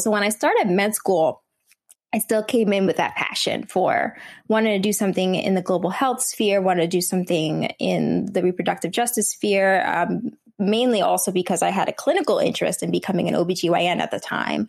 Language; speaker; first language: English; early bilingual, other home language; Vietnamese